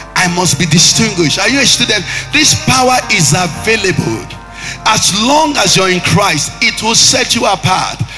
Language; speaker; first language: English; non-native, local second language; Igbo